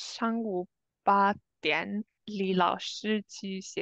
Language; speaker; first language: Chinese; non-native, learner; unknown